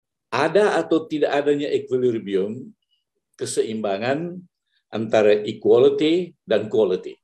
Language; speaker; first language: Malay; native; Malay